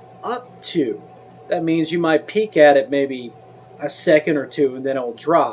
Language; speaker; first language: English; native; English